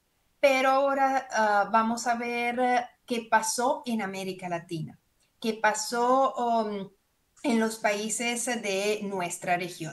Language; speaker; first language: Spanish; non-native, fluent; Italian